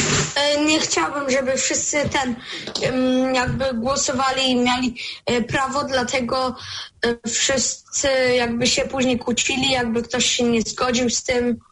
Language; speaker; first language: Polish; early bilingual, heritage; Polish